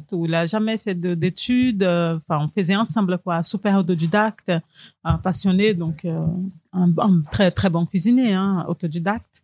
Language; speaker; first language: French; non-native, fluent; Portuguese